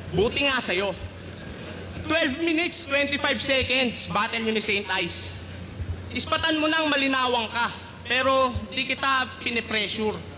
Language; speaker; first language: Filipino; native; Filipino